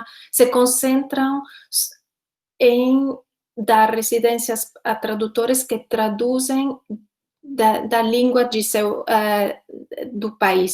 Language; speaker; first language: Portuguese; non-native, fluent; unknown